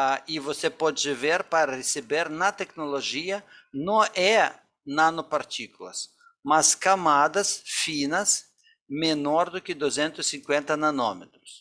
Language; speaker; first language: Portuguese; non-native, fluent; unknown